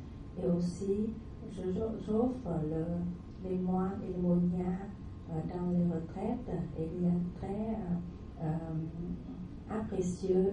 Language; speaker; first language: French; non-native, learner; Vietnamese